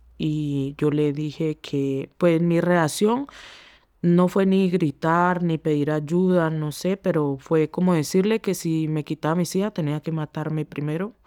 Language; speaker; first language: Spanish; native; Spanish